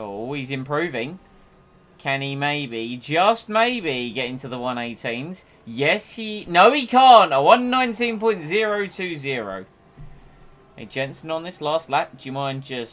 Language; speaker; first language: English; native; English